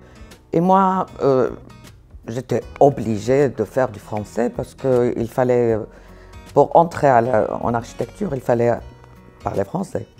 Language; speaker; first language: French; non-native, fluent; Arabic